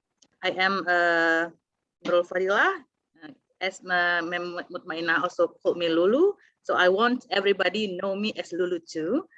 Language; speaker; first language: English; non-native, fluent; Indonesian